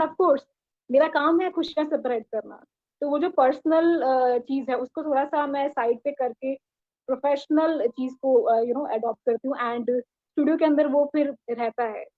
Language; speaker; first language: Hindi; native; Hindi